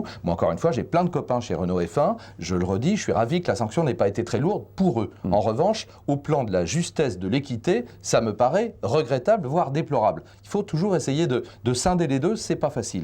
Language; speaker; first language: French; native; French